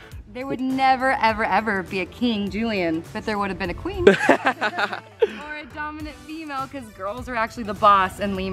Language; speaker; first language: English; native; English